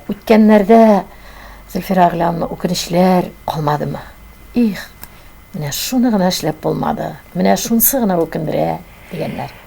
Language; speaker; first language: Tatar; native; Tatar